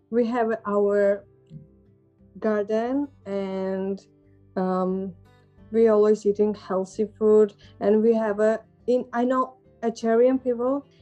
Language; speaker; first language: English; non-native, learner; Georgian